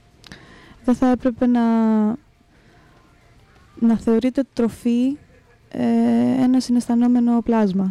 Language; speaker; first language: Greek; native; Greek